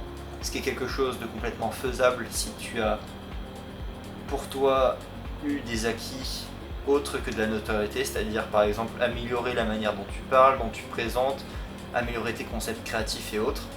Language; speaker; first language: French; native; French